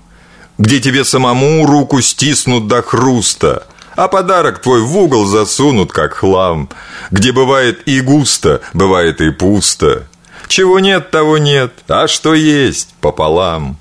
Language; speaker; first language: Russian; native; Russian